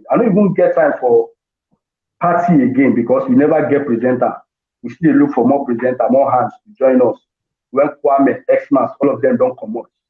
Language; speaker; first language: Nigerian Pidgin; non-native, local second language; Yoruba